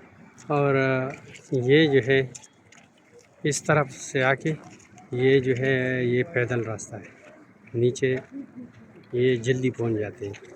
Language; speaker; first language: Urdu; non-native, local second language; Pashto